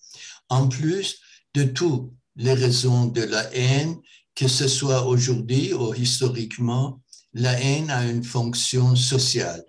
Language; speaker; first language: French; non-native, fluent; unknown